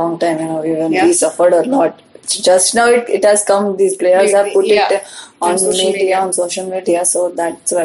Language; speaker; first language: English; non-native, local second language; Marathi